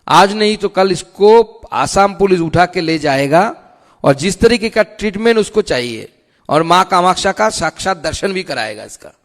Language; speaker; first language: Hindi; non-native, local second language; Bangla